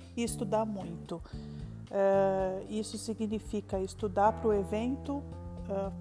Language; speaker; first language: Portuguese; native; Portuguese